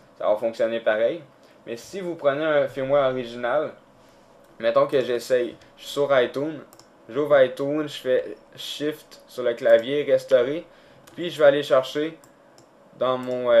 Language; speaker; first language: French; native; French